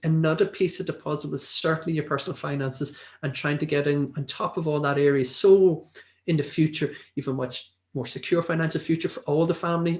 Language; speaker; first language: English; native; English